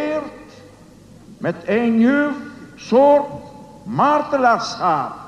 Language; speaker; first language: Dutch; non-native, learner; Polish